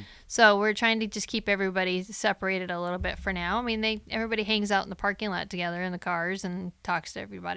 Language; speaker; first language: English; native; English